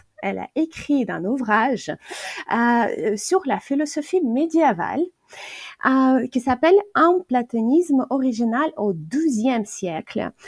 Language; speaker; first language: French; non-native, fluent; Ukrainian